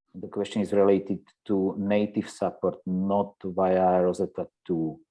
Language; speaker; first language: English; non-native, fluent; Slovak